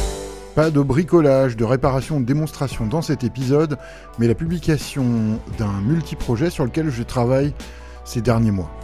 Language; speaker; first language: French; native; French